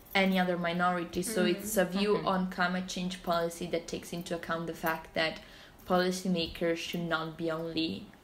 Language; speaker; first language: English; non-native, fluent; Italian